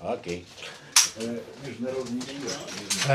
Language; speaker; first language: Russian; native; Russian